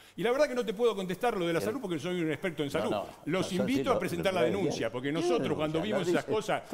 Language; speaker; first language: Spanish; native; Spanish